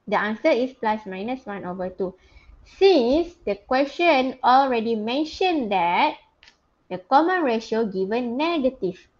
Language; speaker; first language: English; non-native, local second language; Malay